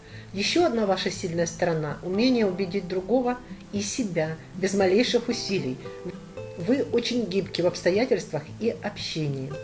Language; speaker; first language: Russian; native; Russian